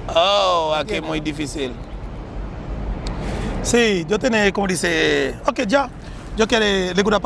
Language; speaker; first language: Spanish; non-native, learner; Haitian Creole